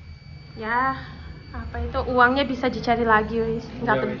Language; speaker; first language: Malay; non-native, fluent; Russian